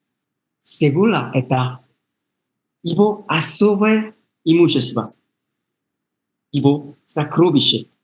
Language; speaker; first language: Russian; non-native, learner; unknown